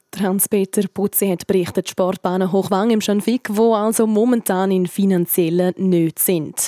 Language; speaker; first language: German; native; German